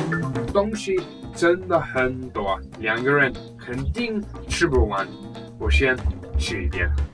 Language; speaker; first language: Chinese; non-native, learner; German